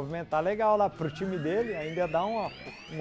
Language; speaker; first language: Portuguese; native; Portuguese